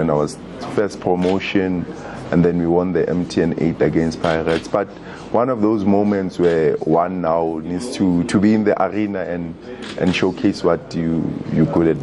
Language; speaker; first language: English; non-native, local second language; Zulu